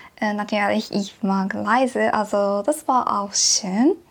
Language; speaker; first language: German; non-native, learner; Japanese